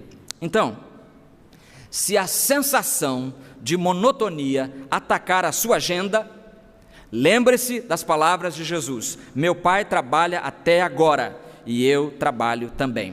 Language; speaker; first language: Portuguese; native; Portuguese